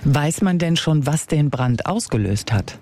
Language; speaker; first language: German; native; German